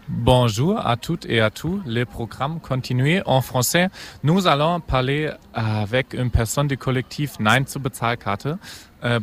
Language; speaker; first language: French; non-native, fluent; German